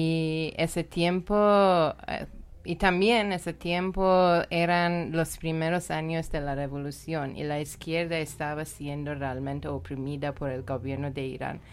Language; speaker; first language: Spanish; non-native, learner; Persian